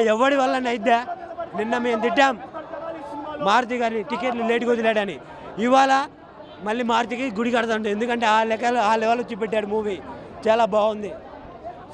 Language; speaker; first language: Telugu; native; Telugu